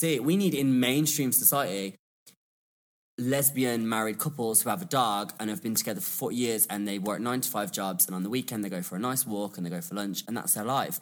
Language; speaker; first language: English; native; English